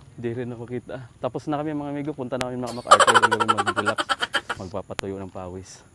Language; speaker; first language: Filipino; non-native, local second language; Waray